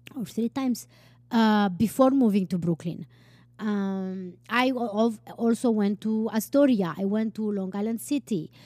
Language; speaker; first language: English; non-native, fluent; Romanian